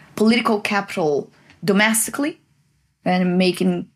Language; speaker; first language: English; non-native, fluent; Portuguese